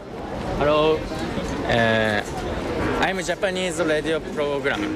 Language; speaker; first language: English; non-native, learner; Japanese